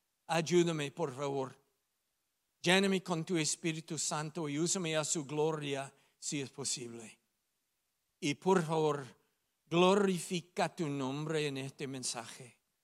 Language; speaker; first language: Spanish; non-native, learner; English